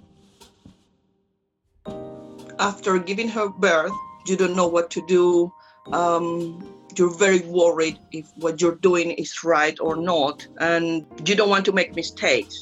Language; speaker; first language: English; non-native, fluent; Spanish